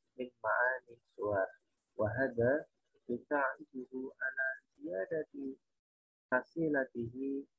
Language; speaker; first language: Arabic; non-native, learner; Indonesian